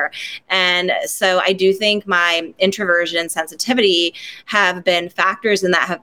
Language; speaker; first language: English; non-native, local second language; Cantonese